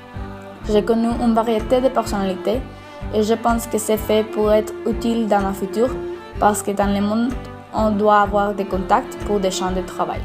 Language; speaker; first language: French; non-native, fluent; Spanish